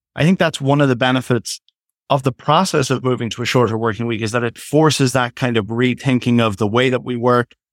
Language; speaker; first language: English; native; English